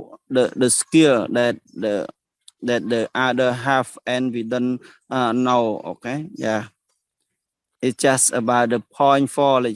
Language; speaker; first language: English; non-native, learner; Khmer